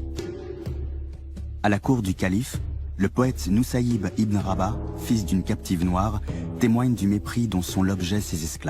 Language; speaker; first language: French; native; French